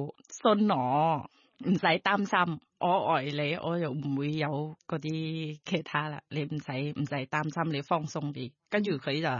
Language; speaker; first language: Cantonese; non-native, learner; Thai